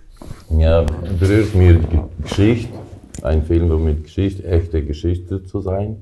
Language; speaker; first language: German; non-native, learner; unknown